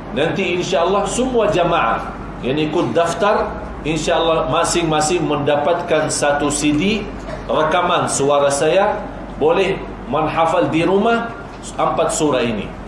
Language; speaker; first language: Malay; non-native, fluent; Arabic